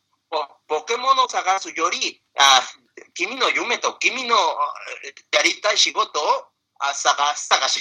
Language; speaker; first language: Japanese; non-native, fluent; Spanish